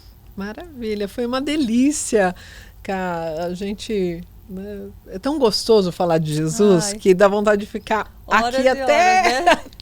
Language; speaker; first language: Portuguese; native; Portuguese